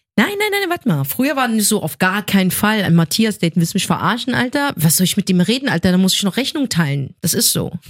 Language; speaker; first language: German; early bilingual, other home language; Arabic